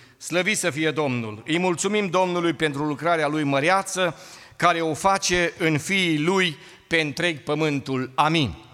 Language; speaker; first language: Romanian; native; Romanian